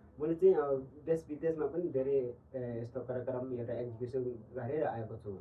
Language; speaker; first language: Nepali; non-native, local second language; Tibetan